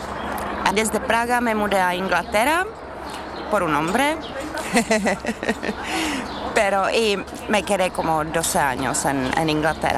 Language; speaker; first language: Spanish; non-native, learner; Czech